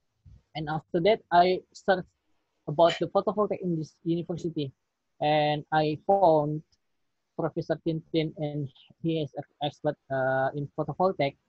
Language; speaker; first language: English; non-native, learner; Indonesian